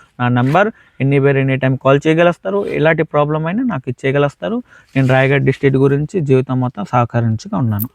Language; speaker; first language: Telugu; non-native, local second language; Odia